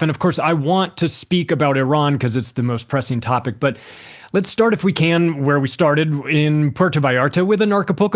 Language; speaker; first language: English; native; English